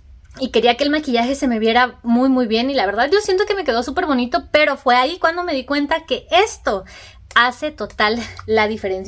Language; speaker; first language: Spanish; native; Spanish